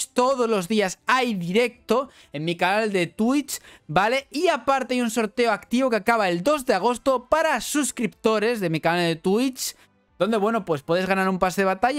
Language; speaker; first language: Spanish; native; Spanish